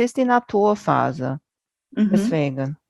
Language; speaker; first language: German; non-native, fluent; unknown